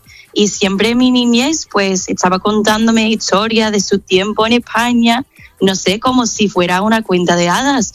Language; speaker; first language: Spanish; non-native, fluent; English